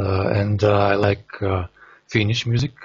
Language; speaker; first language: English; non-native, learner; Russian